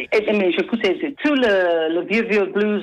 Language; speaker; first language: French; non-native, fluent; English